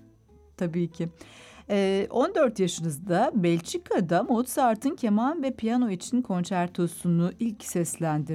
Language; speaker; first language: Turkish; native; Turkish